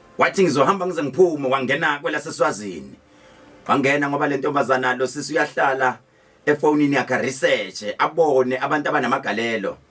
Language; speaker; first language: Zulu; native; Zulu